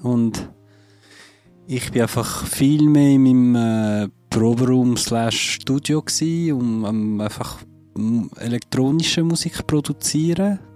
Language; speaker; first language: German; non-native, fluent; French